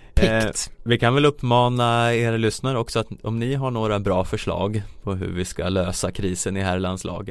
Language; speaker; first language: Swedish; native; Swedish